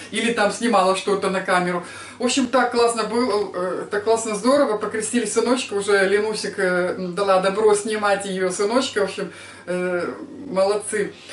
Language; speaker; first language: Russian; native; Russian